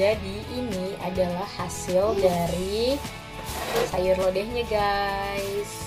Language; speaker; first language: Indonesian; native; Indonesian